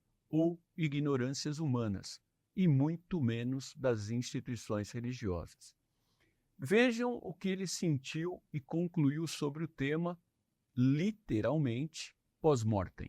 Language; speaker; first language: Portuguese; native; Portuguese